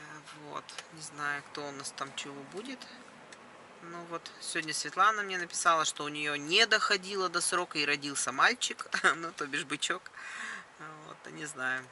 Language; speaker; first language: Russian; native; Russian